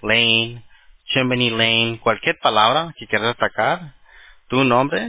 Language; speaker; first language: Spanish; early bilingual, heritage; Spanish